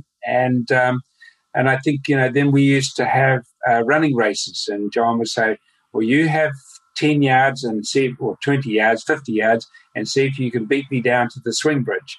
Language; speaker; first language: English; native; English